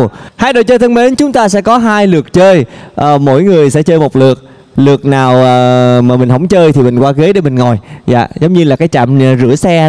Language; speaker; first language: Vietnamese; native; Vietnamese